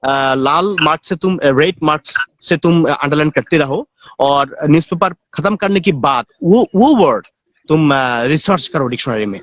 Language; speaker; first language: Hindi; non-native, learner; Bangla